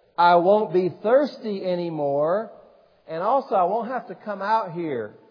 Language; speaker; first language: English; native; English